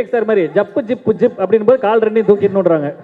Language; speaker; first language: Tamil; native; Tamil